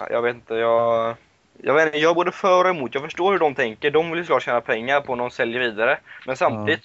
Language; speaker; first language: Swedish; native; Swedish